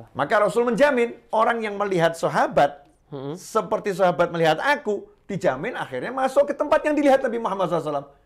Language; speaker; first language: Indonesian; native; Indonesian